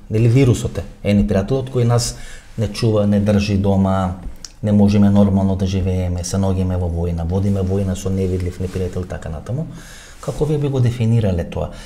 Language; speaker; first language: Macedonian; native; Macedonian